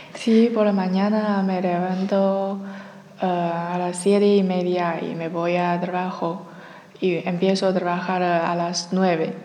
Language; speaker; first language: Spanish; non-native, learner; Chinese